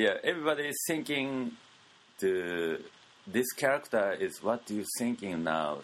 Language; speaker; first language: English; non-native, learner; Japanese